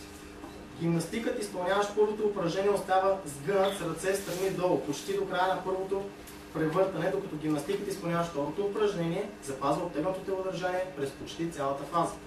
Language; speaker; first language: Bulgarian; native; Bulgarian